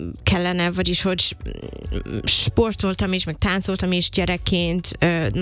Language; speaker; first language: Hungarian; non-native, fluent; English